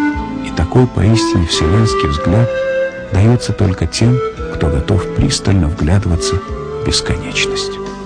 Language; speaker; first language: Russian; native; Russian